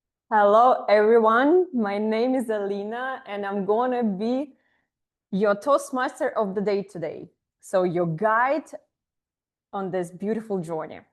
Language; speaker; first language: English; non-native, fluent; Russian